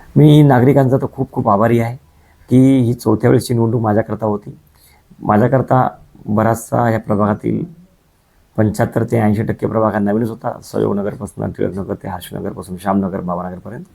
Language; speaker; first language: Marathi; native; Marathi